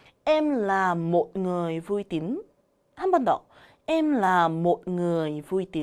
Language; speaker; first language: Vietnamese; non-native, learner; Korean